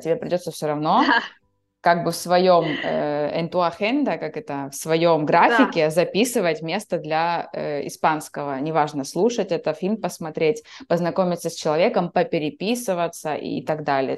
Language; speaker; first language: Russian; native; Russian